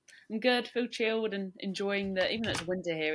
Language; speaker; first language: English; native; English